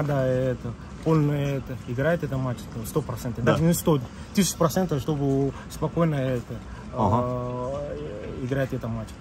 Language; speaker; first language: Russian; non-native, fluent; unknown